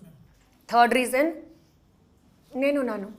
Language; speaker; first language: Telugu; non-native, learner; Hindi